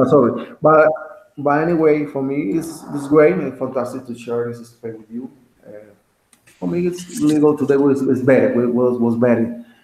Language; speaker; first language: English; non-native, learner; Spanish